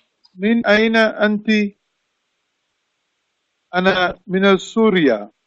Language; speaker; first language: Arabic; non-native, learner; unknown